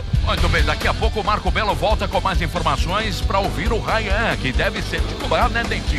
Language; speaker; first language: Portuguese; native; Portuguese